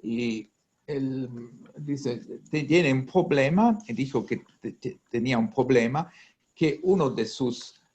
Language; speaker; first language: Spanish; non-native, fluent; Italian